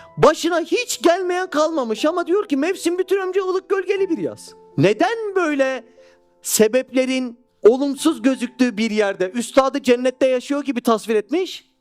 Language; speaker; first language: Turkish; native; Turkish